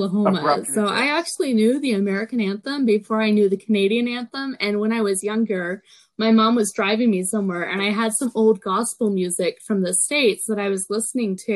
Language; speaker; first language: English; native; English